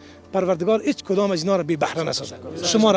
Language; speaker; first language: Persian; native; Persian